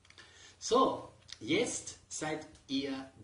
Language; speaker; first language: German; non-native, fluent; Spanish